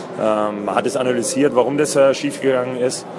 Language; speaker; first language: German; native; German